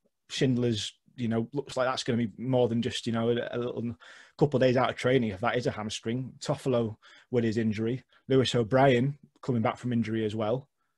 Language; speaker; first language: English; native; English